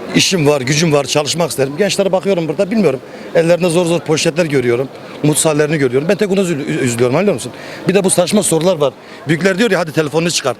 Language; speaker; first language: Turkish; native; Turkish